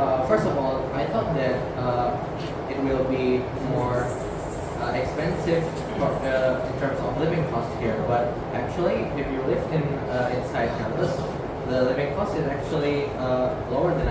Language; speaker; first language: English; non-native, fluent; Indonesian